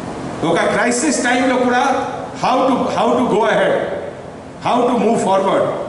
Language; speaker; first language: Telugu; non-native, fluent; Hindi